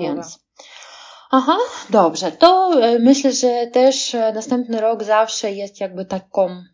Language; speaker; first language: Polish; non-native, fluent; Russian